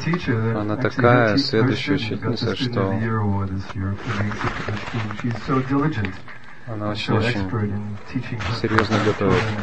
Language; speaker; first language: Russian; native; Russian